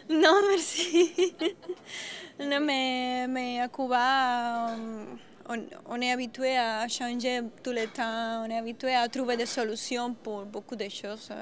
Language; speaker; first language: French; non-native, fluent; Spanish